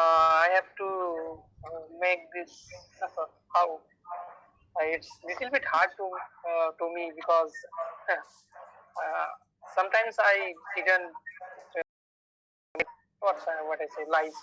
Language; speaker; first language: English; non-native, learner; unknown